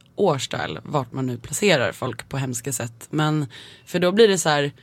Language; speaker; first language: Swedish; native; Swedish